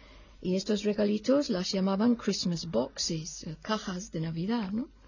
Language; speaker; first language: Spanish; non-native, fluent; English